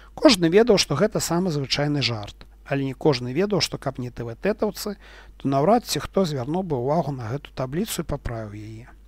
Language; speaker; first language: Belarusian; non-native, local second language; Russian